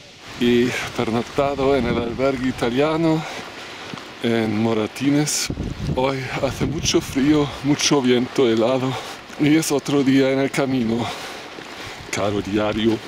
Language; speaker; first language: Spanish; non-native, fluent; German